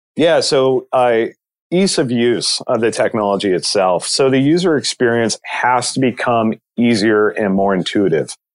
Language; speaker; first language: English; native; English